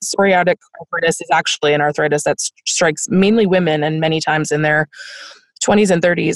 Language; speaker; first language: English; native; English